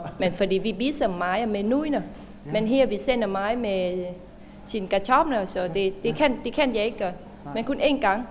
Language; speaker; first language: Danish; non-native, learner; Vietnamese